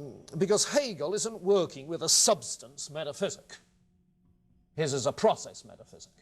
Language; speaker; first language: English; native; English